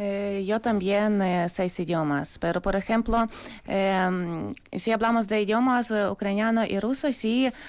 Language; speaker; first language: Spanish; non-native, learner; Ukrainian